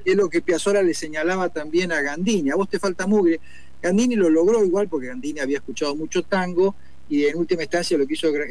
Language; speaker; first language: Spanish; native; Spanish